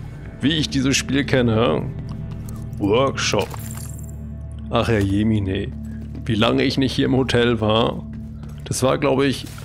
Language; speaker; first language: German; native; German